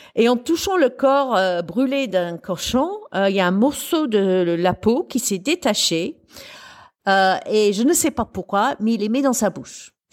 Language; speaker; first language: French; non-native, fluent; English